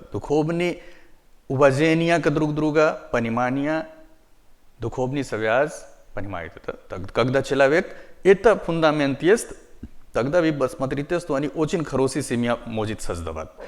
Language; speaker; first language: Russian; non-native, learner; Hindi